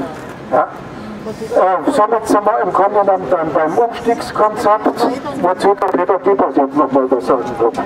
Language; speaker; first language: German; native; German